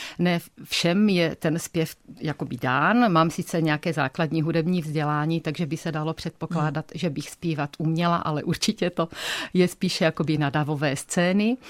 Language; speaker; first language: Czech; native; Czech